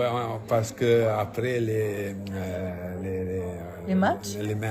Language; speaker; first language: French; non-native, fluent; Italian